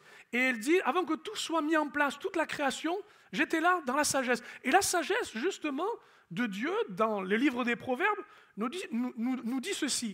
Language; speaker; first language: French; native; French